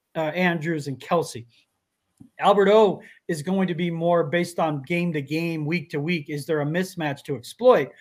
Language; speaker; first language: English; native; English